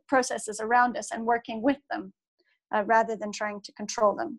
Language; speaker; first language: English; native; English